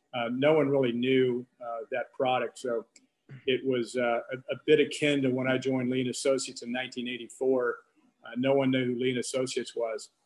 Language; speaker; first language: English; native; English